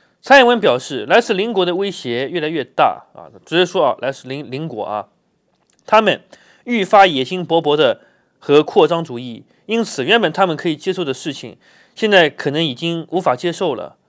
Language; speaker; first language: Chinese; native; Chinese